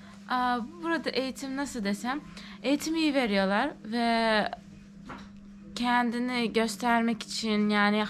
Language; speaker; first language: Turkish; non-native, fluent; Turkmen